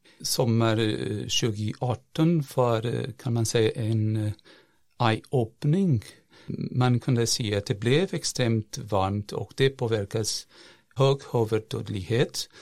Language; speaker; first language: Swedish; non-native, fluent; Portuguese